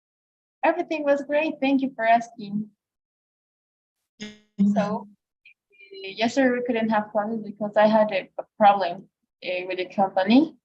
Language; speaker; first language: English; non-native, fluent; Spanish